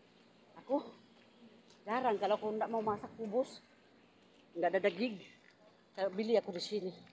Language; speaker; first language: Indonesian; non-native, learner; Filipino